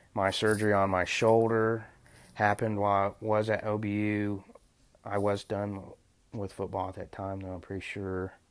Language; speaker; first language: English; native; English